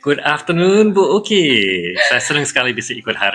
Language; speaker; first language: Indonesian; non-native, fluent; English